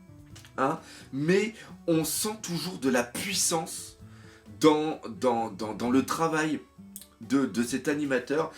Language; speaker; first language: French; native; French